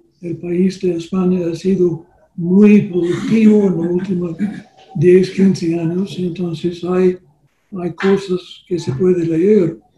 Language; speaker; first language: Spanish; non-native, learner; English